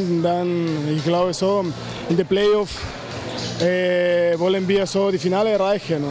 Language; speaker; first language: German; non-native, learner; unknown